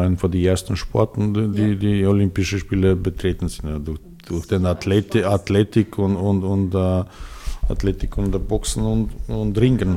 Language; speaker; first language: German; non-native, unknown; Serbian